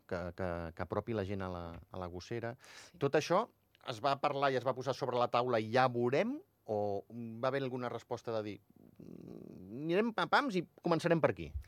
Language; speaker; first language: Catalan; native; Catalan